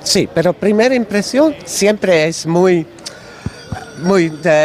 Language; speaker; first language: Spanish; non-native, learner; Dutch